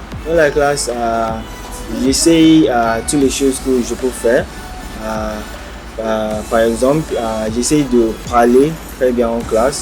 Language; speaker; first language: French; non-native, learner; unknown